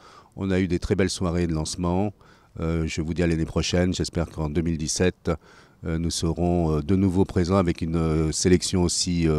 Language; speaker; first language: French; native; French